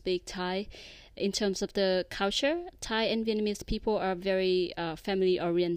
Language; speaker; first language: English; non-native, fluent; Vietnamese